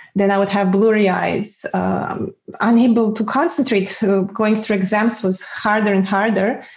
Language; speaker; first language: English; non-native, fluent; Serbian